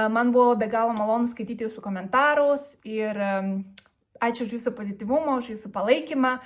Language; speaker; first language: Lithuanian; early bilingual, other home language; Spanish